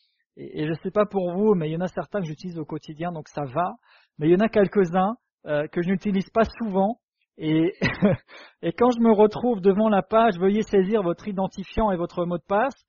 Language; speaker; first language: French; native; French